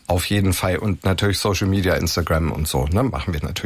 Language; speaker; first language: German; native; German